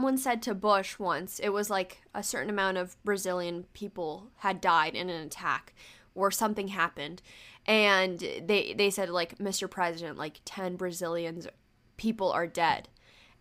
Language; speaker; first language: English; early bilingual, other home language; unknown